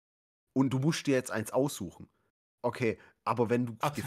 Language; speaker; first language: German; native; German